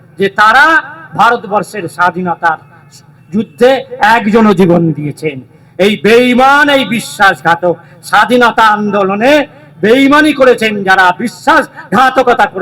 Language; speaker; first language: Bangla; native; Bangla